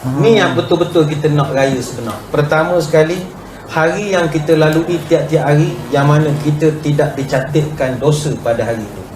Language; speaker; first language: Malay; native; Malay